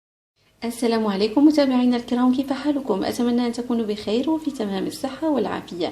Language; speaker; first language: Arabic; native; Arabic